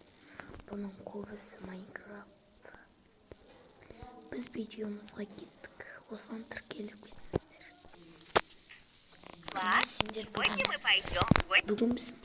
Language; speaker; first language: Kazakh; native; Kazakh